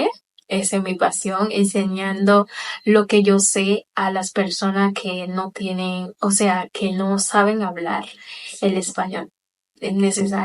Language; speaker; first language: Spanish; non-native, local second language; Haitian Creole